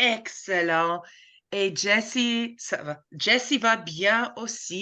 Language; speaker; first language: French; non-native, fluent; English